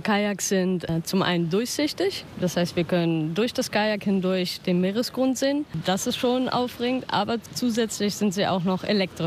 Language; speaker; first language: German; native; German